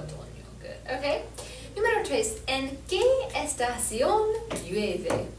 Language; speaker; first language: Spanish; non-native, learner; English